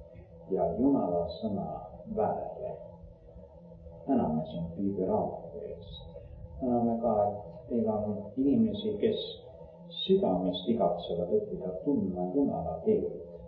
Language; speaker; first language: Finnish; non-native, learner; Estonian